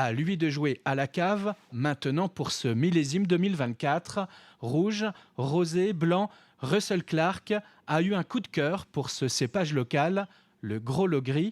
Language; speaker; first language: French; native; French